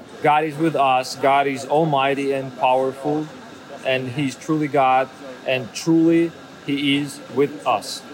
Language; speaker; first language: English; non-native, fluent; Ukrainian